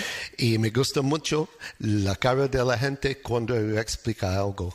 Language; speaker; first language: Spanish; non-native, learner; English